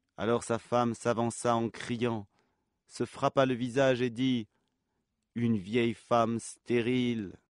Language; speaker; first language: French; native; French